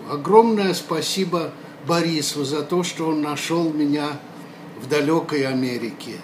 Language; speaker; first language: Russian; native; Russian